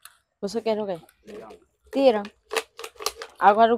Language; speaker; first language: Portuguese; non-native, learner; Vietnamese